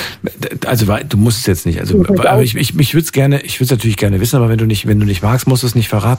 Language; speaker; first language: German; native; German